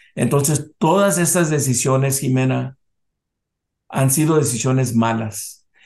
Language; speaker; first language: Spanish; early bilingual, heritage; Spanish